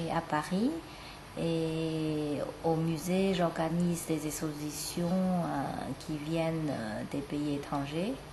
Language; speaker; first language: French; non-native, fluent; Chinese